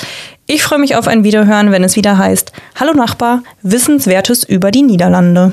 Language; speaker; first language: German; native; German